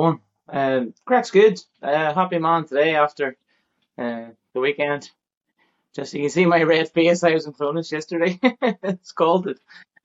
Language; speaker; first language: English; native; English